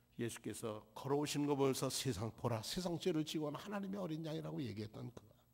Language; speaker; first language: Korean; native; Korean